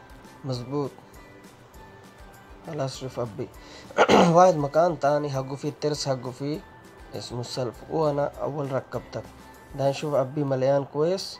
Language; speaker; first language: Arabic; non-native, learner; Urdu